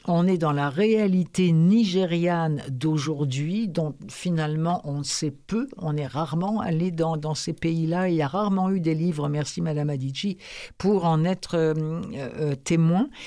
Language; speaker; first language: French; native; French